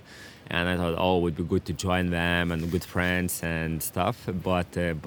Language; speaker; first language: English; non-native, fluent; Lithuanian